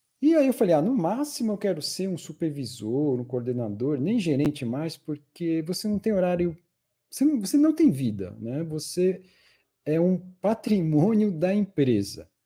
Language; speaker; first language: Portuguese; native; Portuguese